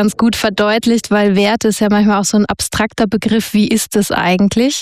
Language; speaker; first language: German; native; German